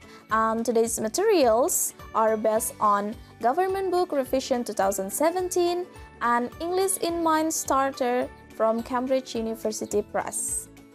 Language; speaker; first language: English; non-native, fluent; Indonesian